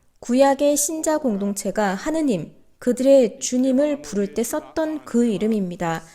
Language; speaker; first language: Korean; native; Korean